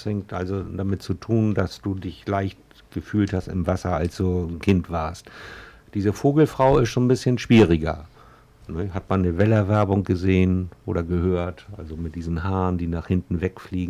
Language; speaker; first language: German; native; German